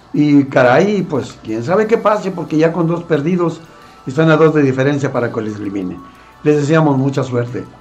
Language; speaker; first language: Spanish; native; Spanish